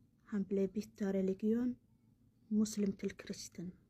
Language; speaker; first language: Norwegian; non-native, learner; Somali